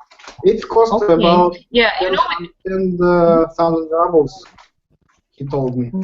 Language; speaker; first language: English; non-native, learner; Russian